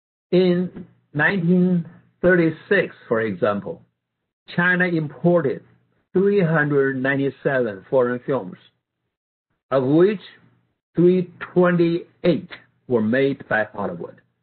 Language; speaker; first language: English; non-native, fluent; Chinese